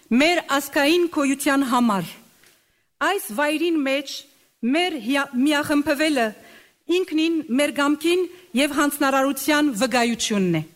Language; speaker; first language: Armenian; early bilingual, heritage; Armenian